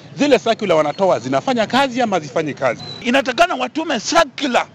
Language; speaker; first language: Swahili; non-native, local second language; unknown